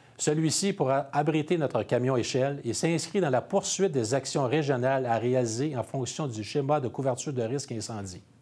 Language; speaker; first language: French; native; French